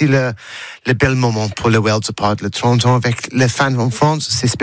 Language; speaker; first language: French; non-native, learner; English